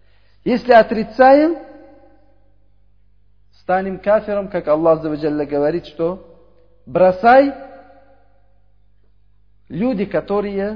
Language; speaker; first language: Russian; non-native, learner; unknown